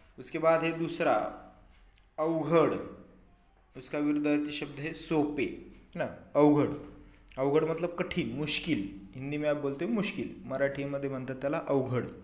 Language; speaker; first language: Hindi; non-native, local second language; Marathi